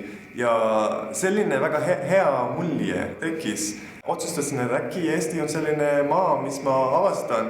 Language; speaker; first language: Estonian; non-native, learner; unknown